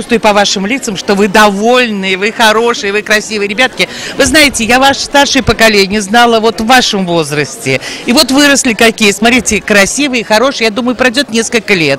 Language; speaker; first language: Russian; native; Russian